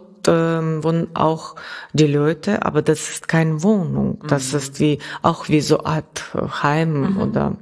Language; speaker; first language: German; non-native, fluent; Russian